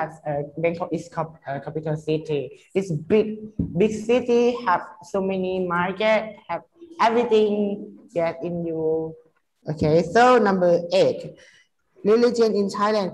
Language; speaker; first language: English; non-native, learner; Thai